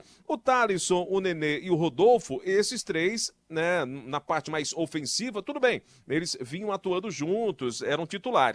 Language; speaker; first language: Portuguese; native; Portuguese